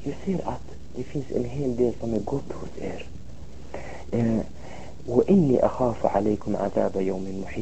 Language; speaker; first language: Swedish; non-native, fluent; Arabic